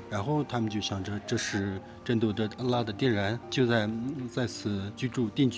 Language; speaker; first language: Chinese; non-native, local second language; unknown